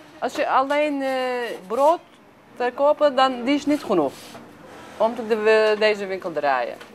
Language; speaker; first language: Dutch; non-native, learner; Turkish